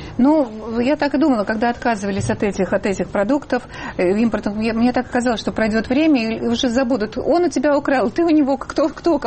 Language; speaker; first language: Russian; native; Russian